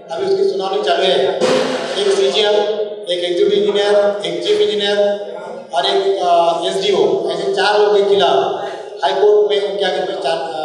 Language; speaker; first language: Hindi; non-native, local second language; Marathi